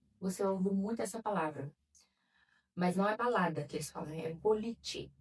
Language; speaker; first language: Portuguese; native; Portuguese